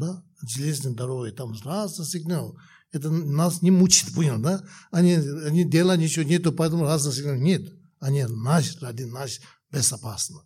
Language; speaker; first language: Russian; non-native, learner; Tibetan